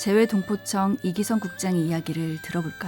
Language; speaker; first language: Korean; native; Korean